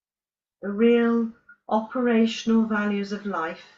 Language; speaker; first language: English; native; English